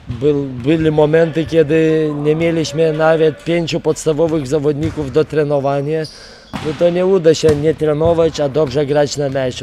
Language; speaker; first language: Polish; non-native, fluent; Lithuanian